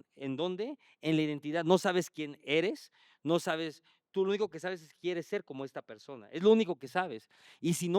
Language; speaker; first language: Spanish; native; Spanish